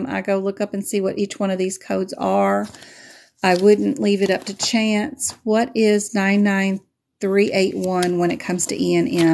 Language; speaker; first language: English; native; English